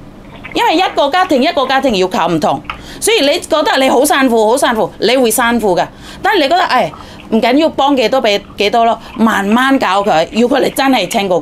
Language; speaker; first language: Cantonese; non-native, fluent; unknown